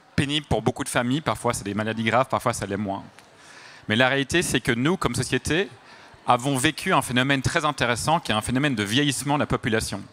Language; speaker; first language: French; native; French